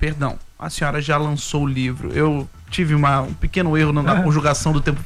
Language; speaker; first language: Portuguese; native; Portuguese